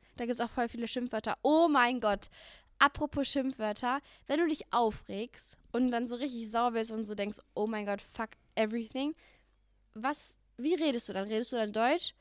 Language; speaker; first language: German; native; German